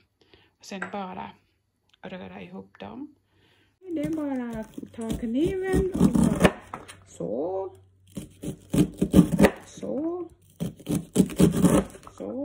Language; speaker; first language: Swedish; non-native, fluent; Thai